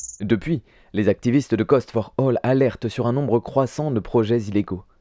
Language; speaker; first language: French; native; French